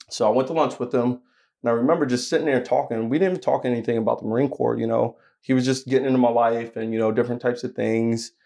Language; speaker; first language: English; native; English